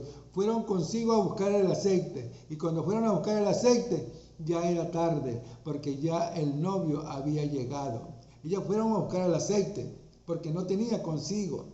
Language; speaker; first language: Spanish; native; Spanish